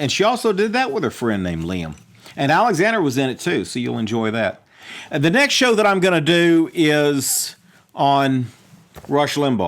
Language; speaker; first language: English; native; English